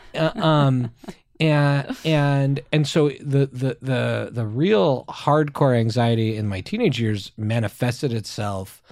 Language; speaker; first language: English; native; English